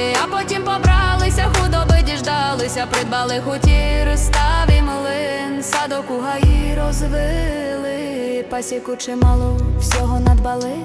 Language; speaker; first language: Ukrainian; native; Ukrainian